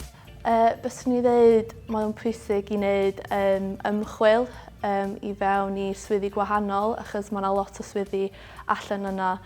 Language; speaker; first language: Welsh; non-native, local second language; English